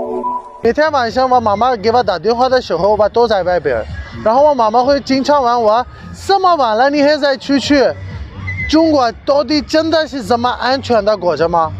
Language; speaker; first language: Chinese; non-native, fluent; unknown